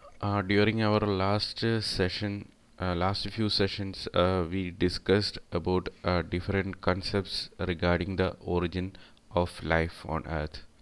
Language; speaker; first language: English; non-native, local second language; Malayalam